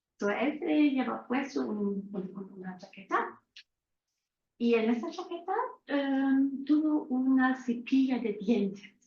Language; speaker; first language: Spanish; non-native, fluent; German